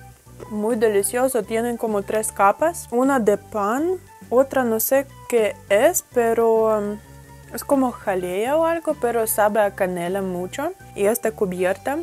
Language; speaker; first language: Spanish; non-native, fluent; Russian